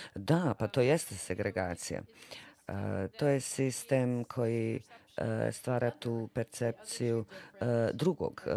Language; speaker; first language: Bosnian; non-native, fluent; English